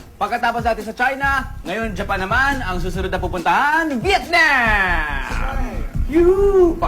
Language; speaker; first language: Filipino; native; Filipino